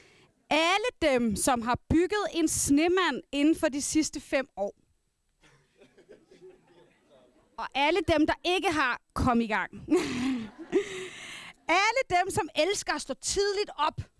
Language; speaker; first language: Danish; non-native, local second language; Kalaallisut